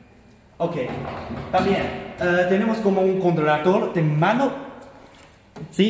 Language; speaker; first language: Spanish; non-native, learner; Chinese